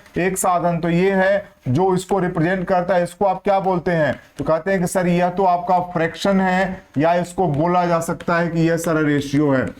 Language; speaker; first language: Hindi; native; Hindi